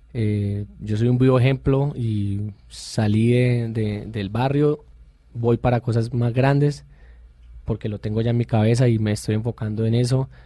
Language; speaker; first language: Spanish; native; Spanish